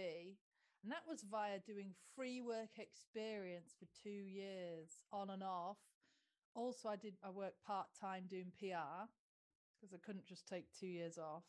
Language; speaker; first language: English; native; English